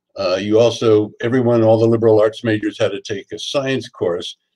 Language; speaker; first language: English; native; English